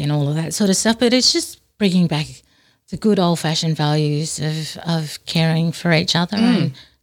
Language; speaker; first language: English; native; English